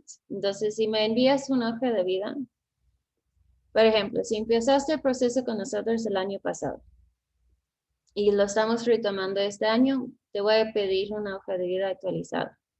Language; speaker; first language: Spanish; non-native, fluent; English